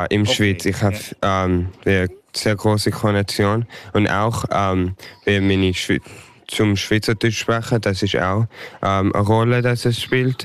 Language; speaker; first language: German; early bilingual, heritage; English